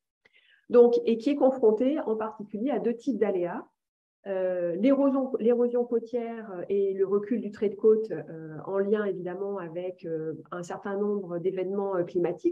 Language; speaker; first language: French; native; French